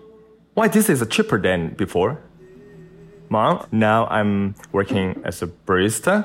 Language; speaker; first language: English; non-native, learner; Korean